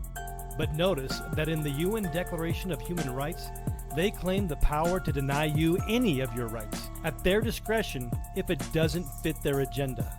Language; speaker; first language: English; native; English